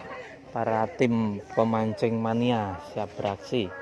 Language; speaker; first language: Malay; non-native, local second language; Javanese